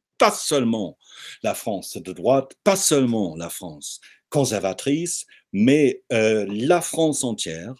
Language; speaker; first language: French; non-native, fluent; German